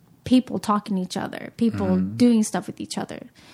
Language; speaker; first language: English; non-native, fluent; Japanese